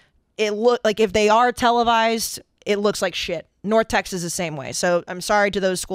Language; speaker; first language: English; native; English